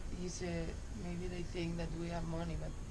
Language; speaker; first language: English; non-native, learner; Spanish